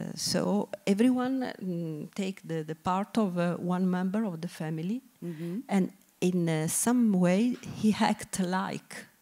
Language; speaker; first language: English; non-native, learner; Italian